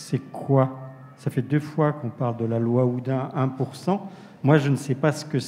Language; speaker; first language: French; native; French